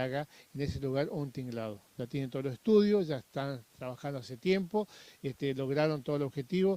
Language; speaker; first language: Spanish; native; Spanish